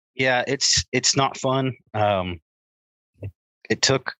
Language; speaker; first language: English; native; English